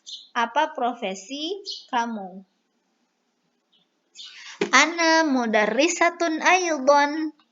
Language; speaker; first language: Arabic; non-native, fluent; Indonesian